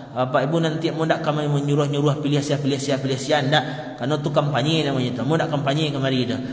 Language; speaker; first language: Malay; non-native, local second language; Minangkabau